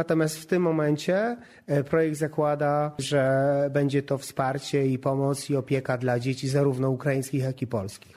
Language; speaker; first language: Polish; native; Polish